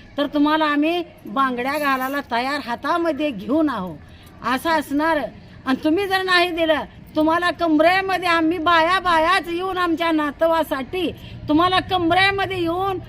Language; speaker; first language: Marathi; native; Marathi